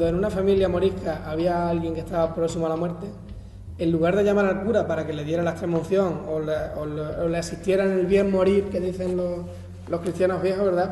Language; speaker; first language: Spanish; native; Spanish